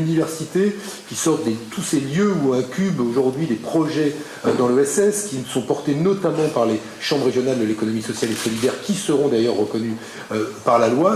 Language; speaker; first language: French; native; French